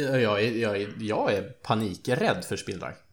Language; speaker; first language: Swedish; native; Swedish